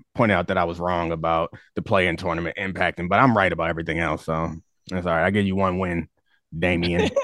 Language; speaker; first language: English; native; English